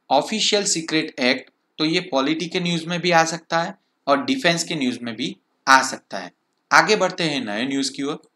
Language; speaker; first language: Hindi; non-native, local second language; Gujarati